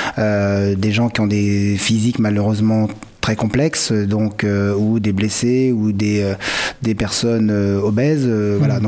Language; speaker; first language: French; early bilingual, other home language; Malagasy